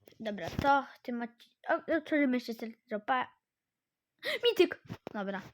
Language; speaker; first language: Polish; native; Polish